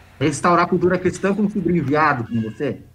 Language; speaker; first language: Portuguese; native; Portuguese